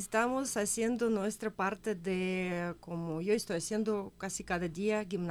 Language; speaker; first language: Spanish; non-native, learner; Russian